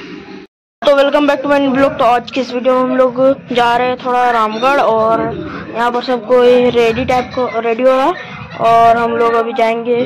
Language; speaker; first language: Hindi; non-native, local second language; Bangla